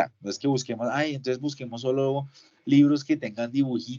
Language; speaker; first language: Spanish; native; Spanish